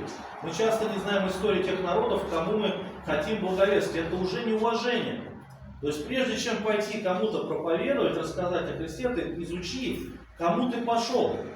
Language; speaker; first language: Russian; native; Russian